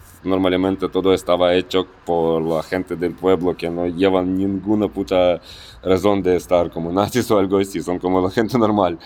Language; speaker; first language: Spanish; non-native, fluent; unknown